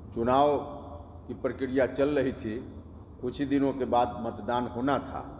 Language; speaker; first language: Hindi; native; Hindi